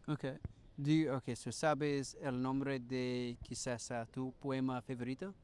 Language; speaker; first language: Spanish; non-native, learner; English